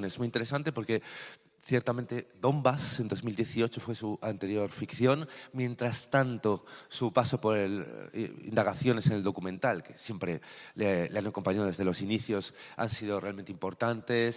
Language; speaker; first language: Spanish; native; Spanish